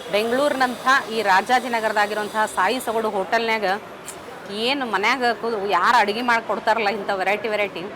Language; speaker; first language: Kannada; native; Kannada